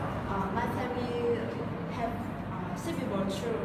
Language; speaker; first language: English; non-native, learner; Vietnamese